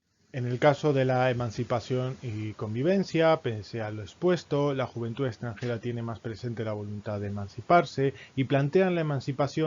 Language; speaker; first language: Spanish; native; Spanish